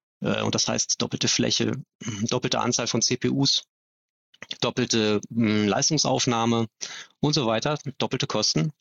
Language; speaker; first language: German; native; German